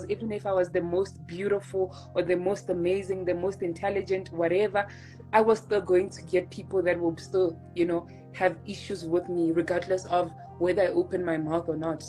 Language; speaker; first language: English; non-native, local second language; Tswana